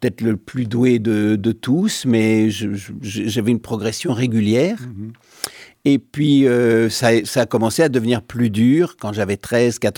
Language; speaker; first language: French; native; French